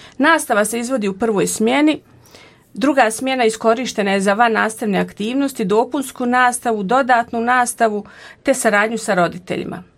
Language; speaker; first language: Croatian; native; Croatian